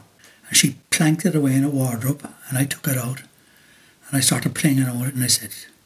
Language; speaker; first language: English; native; English